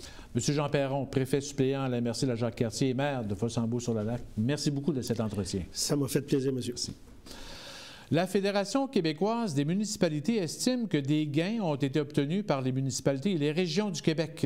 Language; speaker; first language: French; native; French